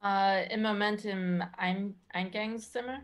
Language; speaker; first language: German; non-native, learner; English